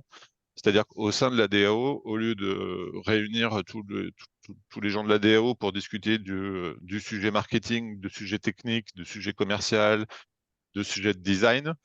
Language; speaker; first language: French; native; French